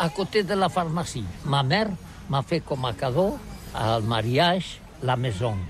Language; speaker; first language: French; non-native, learner; Catalan